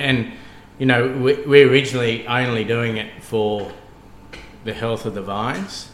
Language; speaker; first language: English; native; English